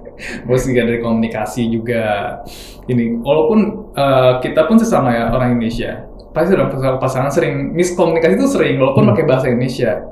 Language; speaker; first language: Indonesian; native; Indonesian